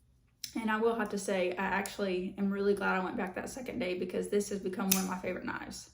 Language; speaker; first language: English; native; English